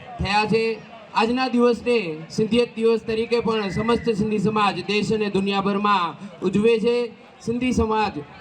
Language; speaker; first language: Gujarati; non-native, local second language; Sindhi